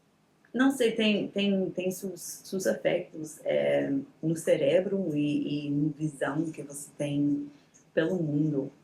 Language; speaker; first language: Portuguese; non-native, fluent; English